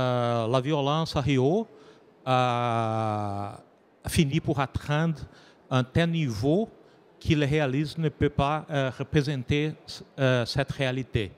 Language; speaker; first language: French; non-native, learner; Portuguese